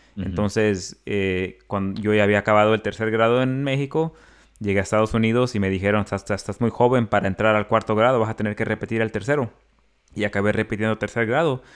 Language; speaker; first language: Spanish; early bilingual, other home language; English